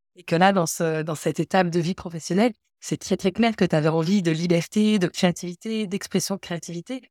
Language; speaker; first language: French; native; French